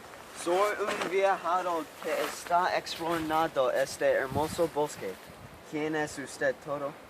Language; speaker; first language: Spanish; non-native, learner; English